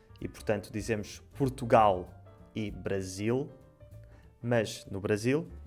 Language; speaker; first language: Portuguese; native; Portuguese